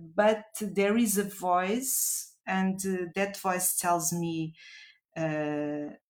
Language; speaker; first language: English; non-native, fluent; Portuguese